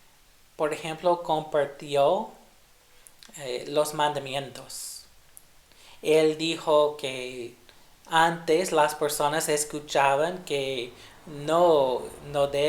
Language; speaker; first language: Spanish; non-native, fluent; English